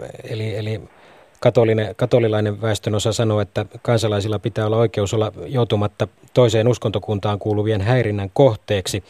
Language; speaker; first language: Finnish; native; Finnish